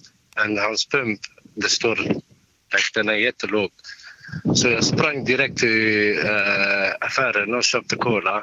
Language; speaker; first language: Swedish; non-native, fluent; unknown